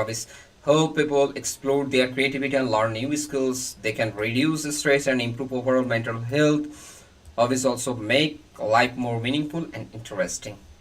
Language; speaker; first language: English; non-native, local second language; Bangla